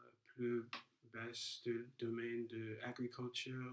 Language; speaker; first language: French; non-native, learner; English